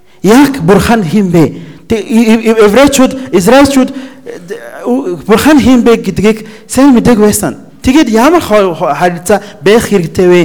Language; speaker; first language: Mongolian; non-native, learner; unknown